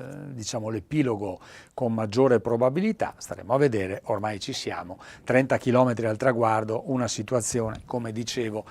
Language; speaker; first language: Italian; native; Italian